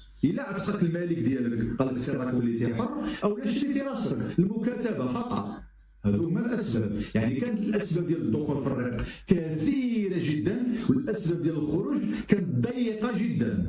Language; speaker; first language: Arabic; native; Arabic